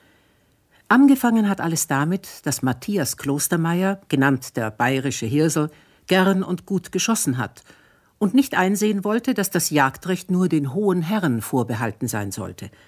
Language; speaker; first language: German; native; German